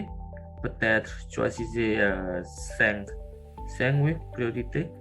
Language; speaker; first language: French; non-native, learner; Indonesian